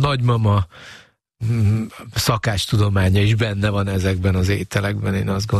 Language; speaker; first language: Hungarian; native; Hungarian